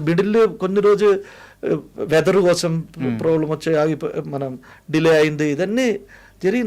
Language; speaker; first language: Telugu; non-native, fluent; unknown